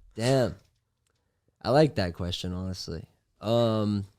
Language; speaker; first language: English; native; English